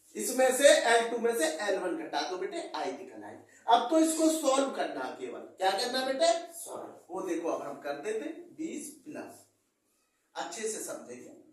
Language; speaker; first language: Hindi; native; Hindi